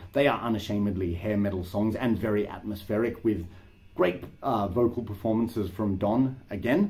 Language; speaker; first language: English; native; English